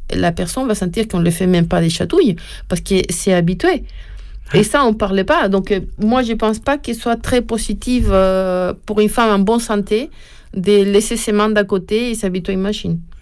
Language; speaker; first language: French; non-native, fluent; Spanish